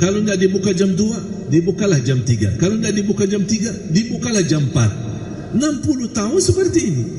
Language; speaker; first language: Malay; non-native, fluent; Arabic